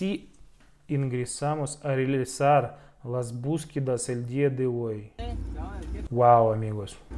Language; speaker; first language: Spanish; non-native, fluent; Russian